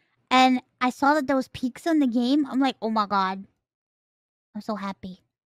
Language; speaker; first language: English; early bilingual, other home language; Spanish